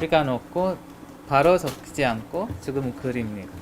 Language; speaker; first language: Korean; non-native, learner; Hungarian